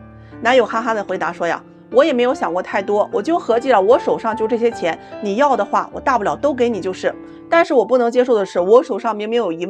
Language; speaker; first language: Chinese; native; Chinese